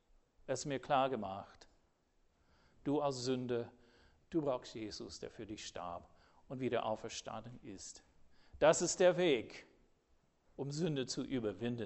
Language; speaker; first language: German; non-native, fluent; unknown